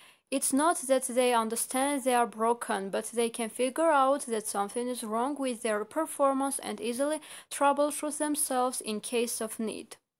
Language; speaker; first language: English; non-native, fluent; Armenian